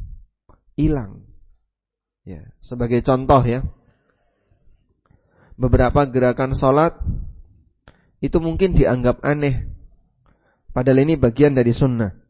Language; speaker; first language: Indonesian; native; Indonesian